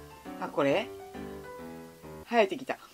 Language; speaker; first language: Japanese; native; Japanese